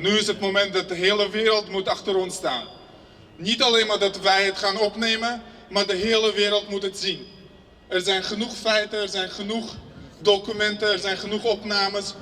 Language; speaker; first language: Dutch; non-native, fluent; Azerbaijani